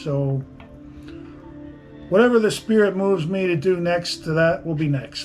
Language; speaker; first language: English; native; English